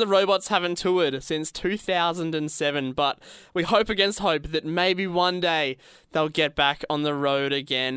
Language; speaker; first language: English; native; English